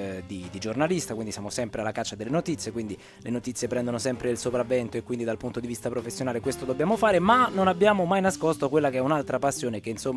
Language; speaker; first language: Italian; native; Italian